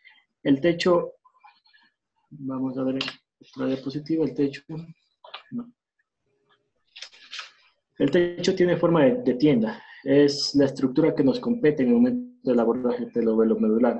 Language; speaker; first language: Spanish; native; Spanish